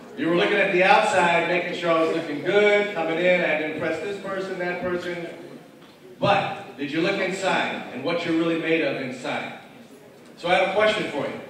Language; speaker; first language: English; native; English